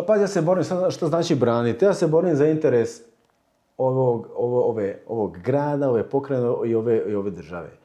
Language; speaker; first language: Croatian; early bilingual, heritage; Croatian